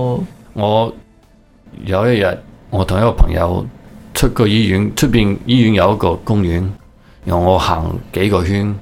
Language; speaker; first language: Cantonese; early bilingual, heritage; Cantonese